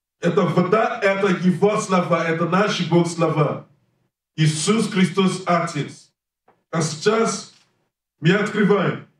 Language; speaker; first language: Russian; non-native, learner; English